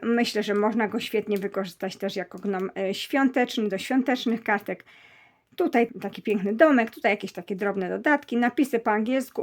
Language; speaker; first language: Polish; native; Polish